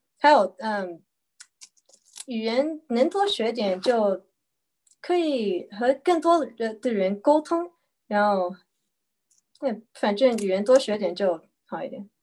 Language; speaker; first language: Chinese; early bilingual, heritage; Chinese